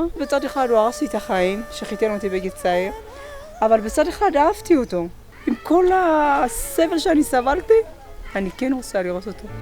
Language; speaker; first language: Hebrew; non-native, fluent; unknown